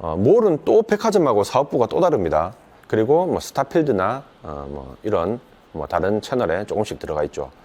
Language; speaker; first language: Korean; native; Korean